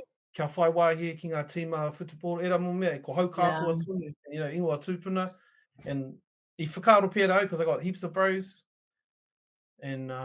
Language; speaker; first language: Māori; non-native, local second language; English